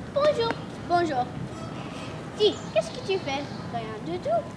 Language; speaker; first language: French; non-native, learner; English